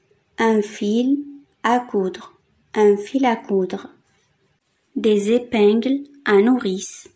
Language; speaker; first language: French; non-native, fluent; Arabic